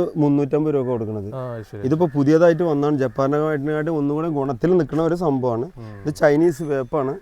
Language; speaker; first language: Malayalam; native; Malayalam